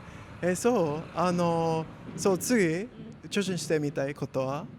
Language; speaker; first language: Japanese; non-native, learner; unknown